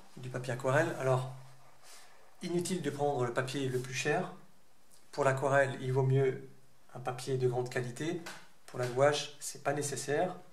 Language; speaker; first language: French; native; French